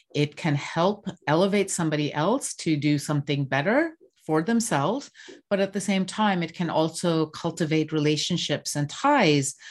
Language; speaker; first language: English; non-native, local second language; Bangla